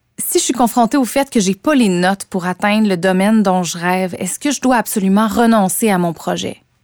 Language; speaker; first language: French; native; French